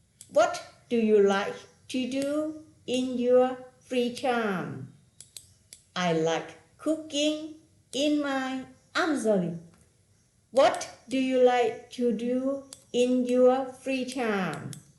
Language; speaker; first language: English; non-native, fluent; Thai